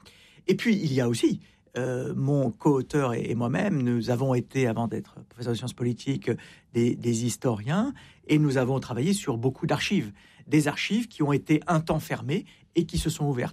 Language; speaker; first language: French; native; French